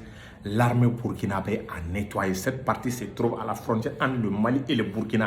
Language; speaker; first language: French; non-native, local second language; Bambara